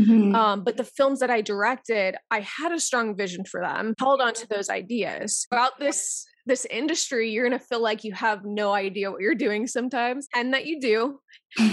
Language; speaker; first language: English; native; English